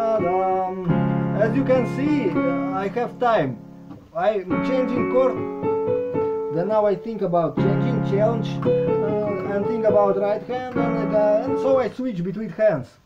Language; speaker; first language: English; non-native, fluent; Russian